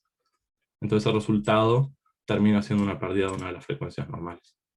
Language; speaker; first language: Spanish; native; Spanish